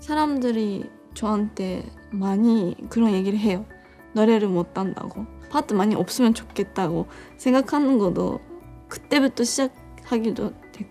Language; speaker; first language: Korean; non-native, fluent; Japanese